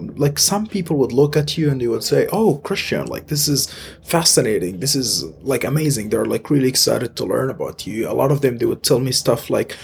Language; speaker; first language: English; non-native, fluent; Arabic